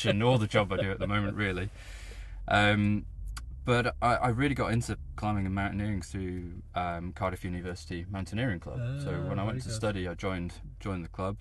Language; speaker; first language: English; native; English